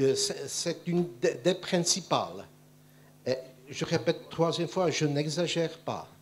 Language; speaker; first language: French; non-native, fluent; Czech